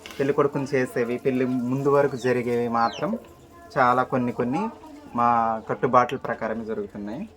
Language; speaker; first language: Telugu; non-native, local second language; Koya